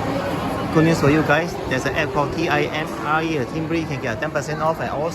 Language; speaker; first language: English; native; English